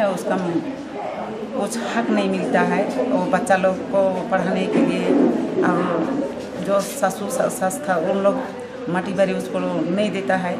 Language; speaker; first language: Hindi; non-native, local second language; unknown